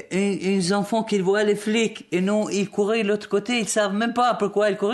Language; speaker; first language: French; non-native, learner; Albanian